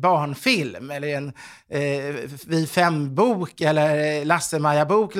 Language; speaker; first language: Swedish; native; Swedish